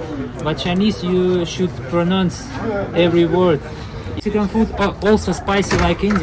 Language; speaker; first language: English; non-native, learner; Russian